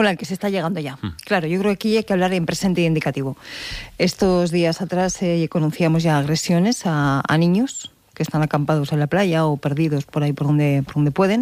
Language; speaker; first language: Spanish; native; Spanish